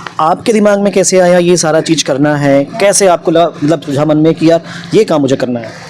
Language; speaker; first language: Hindi; native; Hindi